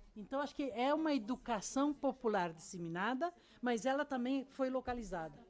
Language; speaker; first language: Portuguese; native; Portuguese